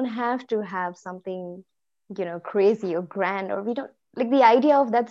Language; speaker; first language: English; non-native, local second language; Hindi